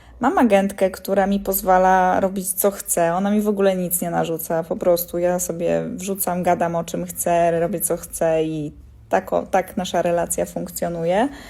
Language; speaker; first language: Polish; early bilingual, heritage; Polish